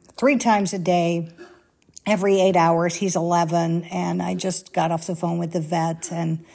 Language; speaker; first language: English; non-native, fluent; Dutch